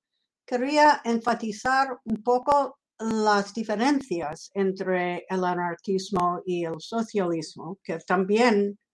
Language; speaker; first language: Spanish; non-native, fluent; English